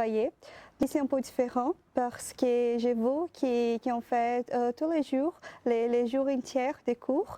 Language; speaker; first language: French; non-native, learner; Portuguese